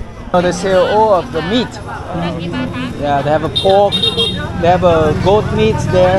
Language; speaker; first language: English; non-native, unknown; Vietnamese